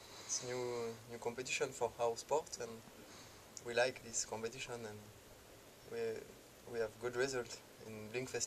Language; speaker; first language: English; non-native, learner; French